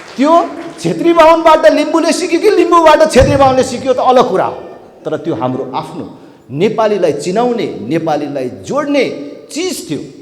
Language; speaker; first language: Nepali; native; Nepali